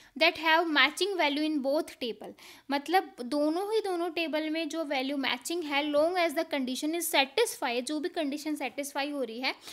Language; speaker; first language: Hindi; native; Hindi